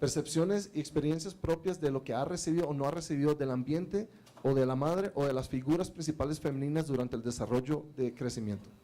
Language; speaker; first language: Spanish; native; Spanish